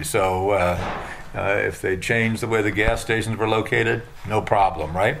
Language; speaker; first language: English; native; English